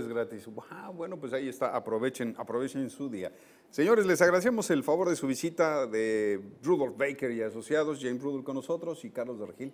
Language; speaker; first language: Spanish; native; Spanish